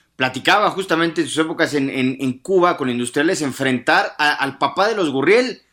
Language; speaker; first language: Spanish; native; Spanish